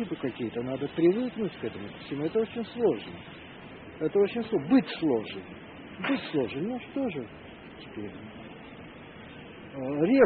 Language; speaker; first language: Russian; native; Russian